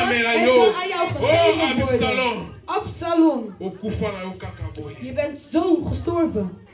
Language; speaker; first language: Dutch; non-native, learner; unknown